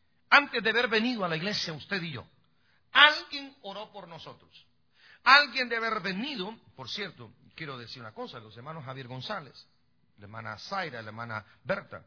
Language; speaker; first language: Spanish; native; Spanish